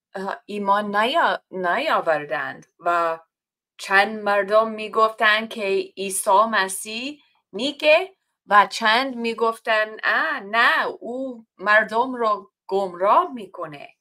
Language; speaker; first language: Persian; non-native, fluent; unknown